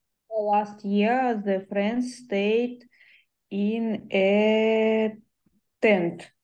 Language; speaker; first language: English; non-native, learner; Russian